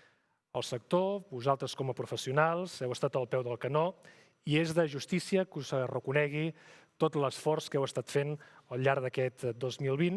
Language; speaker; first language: Catalan; native; Catalan